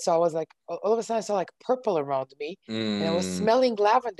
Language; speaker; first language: English; non-native, fluent; Hebrew